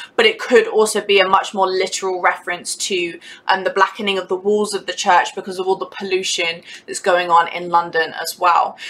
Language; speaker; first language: English; native; English